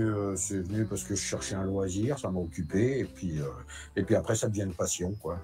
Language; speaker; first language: French; native; French